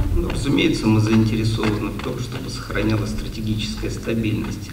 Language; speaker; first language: Russian; native; Russian